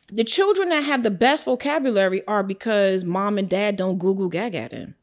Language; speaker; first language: English; native; English